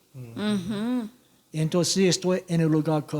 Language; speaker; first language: Spanish; non-native, learner; English